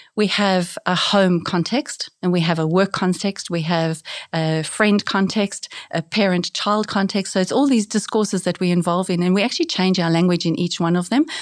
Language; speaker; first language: English; native; English